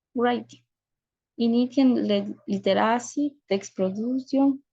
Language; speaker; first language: English; non-native, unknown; Spanish